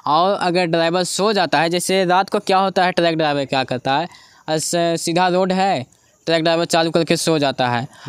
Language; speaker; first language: Hindi; native; Hindi